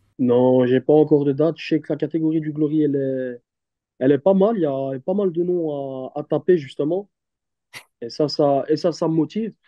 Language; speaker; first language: French; early bilingual, other home language; Turkish